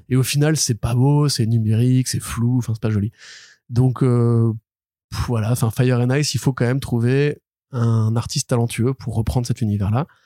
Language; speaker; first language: French; native; French